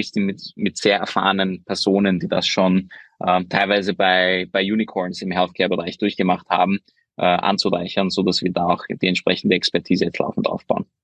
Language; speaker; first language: German; early bilingual, other home language; Hungarian